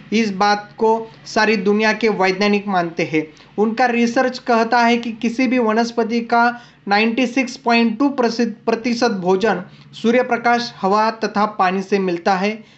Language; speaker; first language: Hindi; non-native, local second language; Marathi